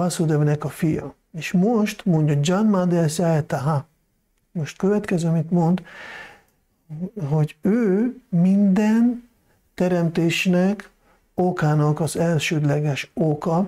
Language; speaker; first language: Hungarian; non-native, fluent; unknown